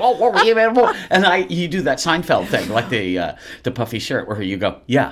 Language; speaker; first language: English; native; English